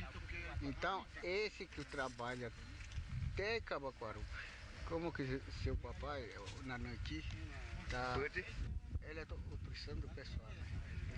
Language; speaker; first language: Portuguese; non-native, local second language; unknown